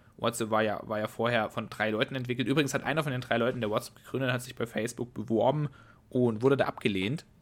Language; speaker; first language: German; native; German